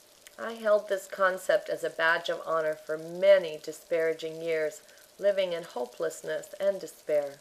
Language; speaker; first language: English; native; English